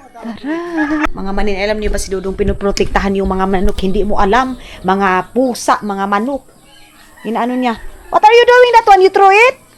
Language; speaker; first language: Filipino; non-native, local second language; Cebuano